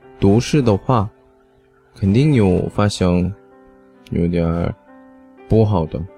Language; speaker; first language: Chinese; non-native, learner; Korean